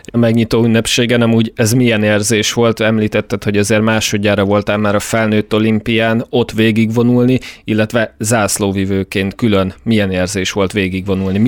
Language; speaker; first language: Hungarian; native; Hungarian